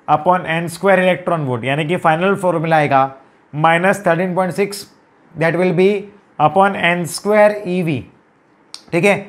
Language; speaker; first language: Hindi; non-native, local second language; Gujarati